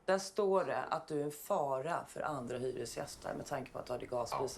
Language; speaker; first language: Swedish; native; Swedish